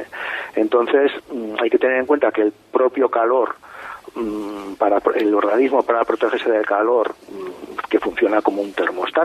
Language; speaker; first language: Spanish; native; Spanish